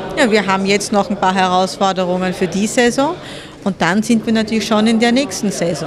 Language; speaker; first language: German; early bilingual, other home language; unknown